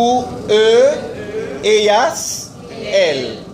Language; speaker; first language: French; non-native, fluent; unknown